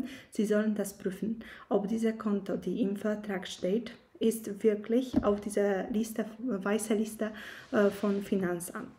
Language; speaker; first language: German; non-native, fluent; Polish